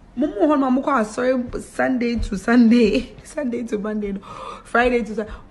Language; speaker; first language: English; native; English